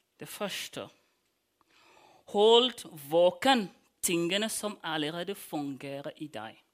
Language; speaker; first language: Norwegian; non-native, fluent; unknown